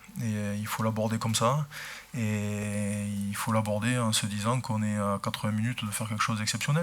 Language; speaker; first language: French; native; French